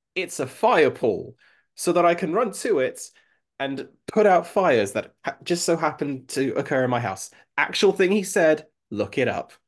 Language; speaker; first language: English; native; English